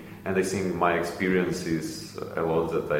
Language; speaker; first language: English; non-native, learner; Ukrainian